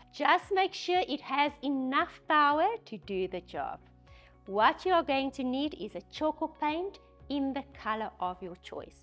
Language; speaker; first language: English; non-native, local second language; Afrikaans